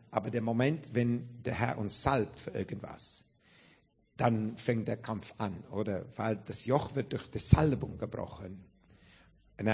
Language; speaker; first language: German; non-native, fluent; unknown